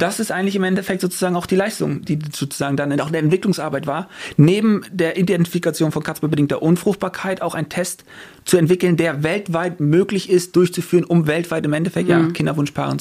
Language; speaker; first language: German; native; German